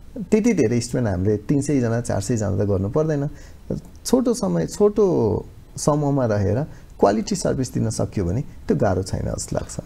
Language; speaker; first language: Nepali; native; Nepali